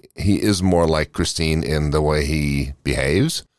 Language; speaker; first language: English; non-native, fluent; Norwegian